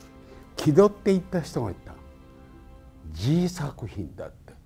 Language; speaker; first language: Japanese; native; Japanese